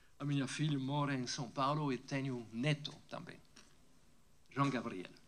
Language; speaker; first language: Portuguese; non-native, fluent; French